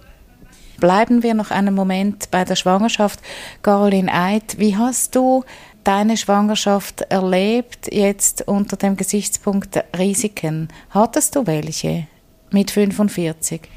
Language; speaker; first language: German; native; German